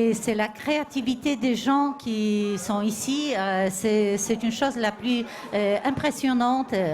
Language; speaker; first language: French; non-native, fluent; Polish